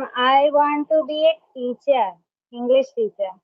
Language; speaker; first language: English; non-native, learner; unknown